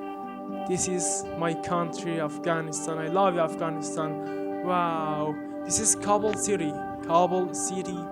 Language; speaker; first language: English; non-native, learner; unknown